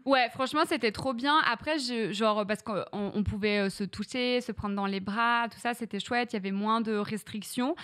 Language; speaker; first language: French; native; French